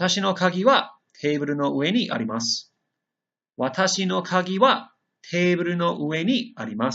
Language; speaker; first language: Japanese; non-native, fluent; English